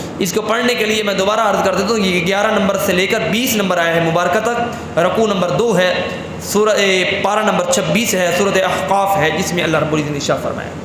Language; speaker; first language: Urdu; non-native, local second language; Punjabi